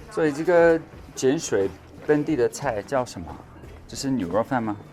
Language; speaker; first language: Chinese; non-native, learner; English